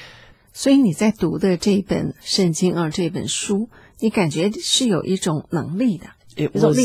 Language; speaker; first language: Chinese; native; Chinese